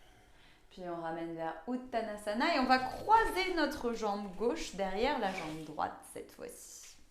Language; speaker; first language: French; native; French